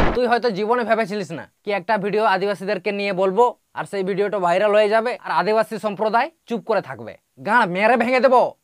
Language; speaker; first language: Bangla; non-native, local second language; Santali